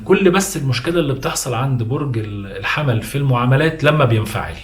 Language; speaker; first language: Arabic; native; Arabic